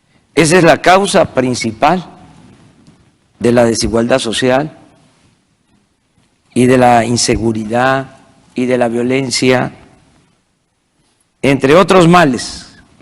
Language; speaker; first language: Spanish; native; Spanish